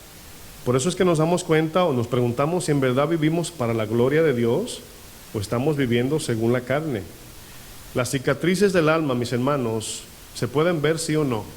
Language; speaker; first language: Spanish; native; Spanish